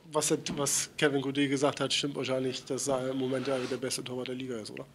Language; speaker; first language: German; native; German